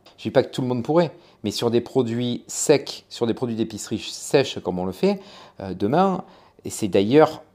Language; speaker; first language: French; native; French